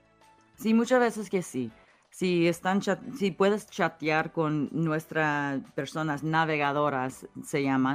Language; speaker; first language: Spanish; early bilingual, heritage; English